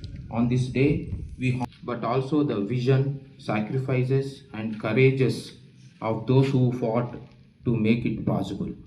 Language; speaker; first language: English; non-native, local second language; Telugu